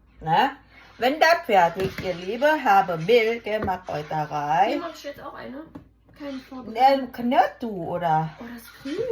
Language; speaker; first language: German; non-native, learner; Thai